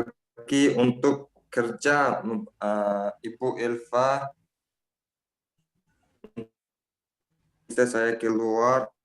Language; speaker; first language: Indonesian; non-native, learner; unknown